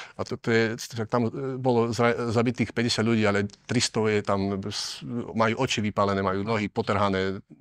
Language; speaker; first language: Slovak; native; Slovak